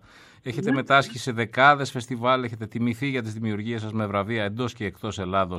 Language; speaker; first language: Greek; native; Greek